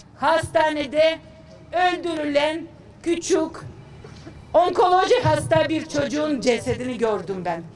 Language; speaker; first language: Turkish; non-native, fluent; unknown